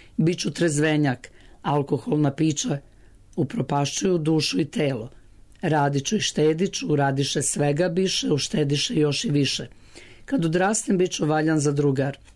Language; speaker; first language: Serbian; native; Serbian